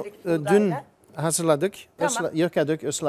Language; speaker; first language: Turkish; non-native, fluent; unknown